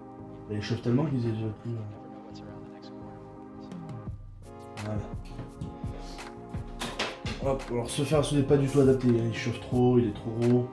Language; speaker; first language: French; native; French